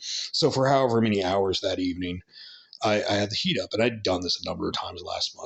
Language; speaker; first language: English; native; English